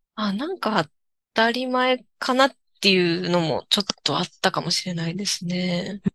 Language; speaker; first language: Japanese; native; Japanese